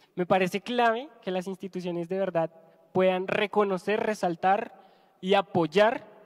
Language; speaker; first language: Spanish; native; Spanish